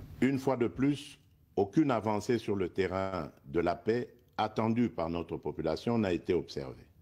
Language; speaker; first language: French; non-native, local second language; Luba-Lulua